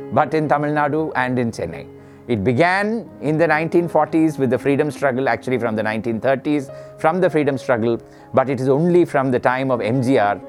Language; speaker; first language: English; non-native, local second language; Tamil